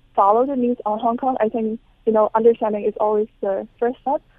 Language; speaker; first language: English; non-native, local second language; Cantonese